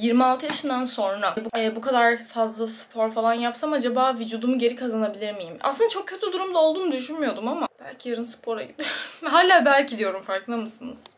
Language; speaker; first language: Turkish; native; Turkish